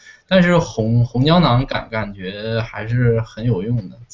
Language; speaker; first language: Chinese; native; Chinese